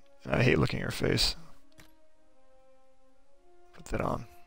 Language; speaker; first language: English; native; English